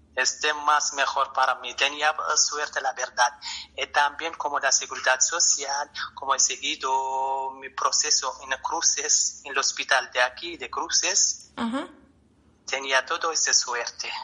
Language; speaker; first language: Spanish; non-native, learner; Arabic